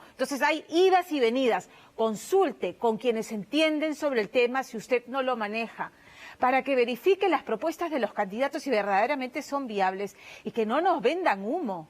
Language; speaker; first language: Spanish; native; Spanish